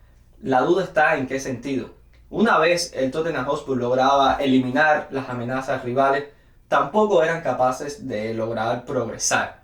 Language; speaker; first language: Spanish; native; Spanish